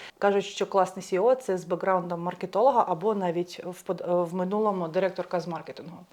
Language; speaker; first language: Ukrainian; native; Ukrainian